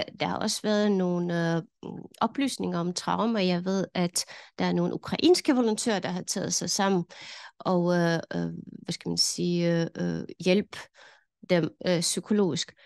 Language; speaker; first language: Danish; non-native, fluent; Ukrainian